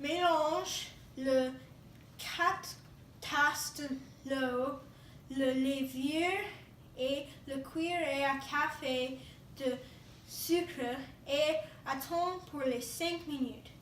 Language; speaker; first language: French; non-native, learner; English